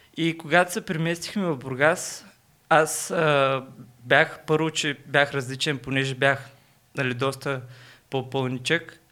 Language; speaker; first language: Bulgarian; non-native, local second language; Turkish